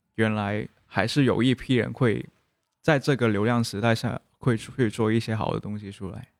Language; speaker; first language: Chinese; non-native, local second language; Cantonese